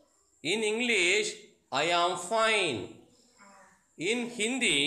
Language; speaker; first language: English; non-native, local second language; Telugu